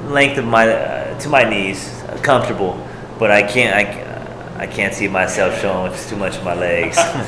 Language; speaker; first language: English; native; English